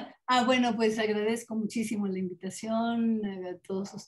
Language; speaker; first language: Spanish; native; Spanish